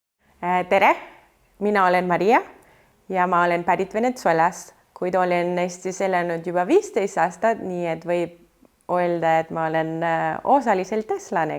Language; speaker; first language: Estonian; non-native, fluent; Spanish